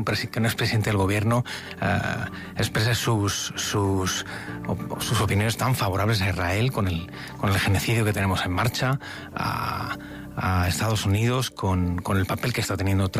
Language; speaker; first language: Spanish; native; Spanish